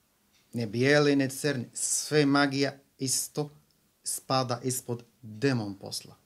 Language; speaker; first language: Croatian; non-native, learner; Arabic